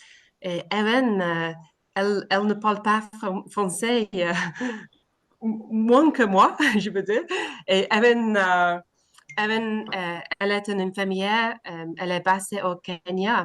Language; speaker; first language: French; non-native, learner; English